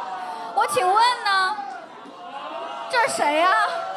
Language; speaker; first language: Chinese; native; Chinese